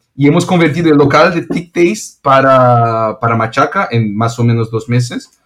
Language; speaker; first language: Spanish; non-native, fluent; Portuguese